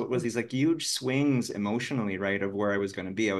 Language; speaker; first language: English; non-native, local second language; Filipino